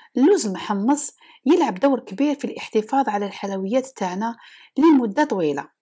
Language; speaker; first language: Arabic; native; Arabic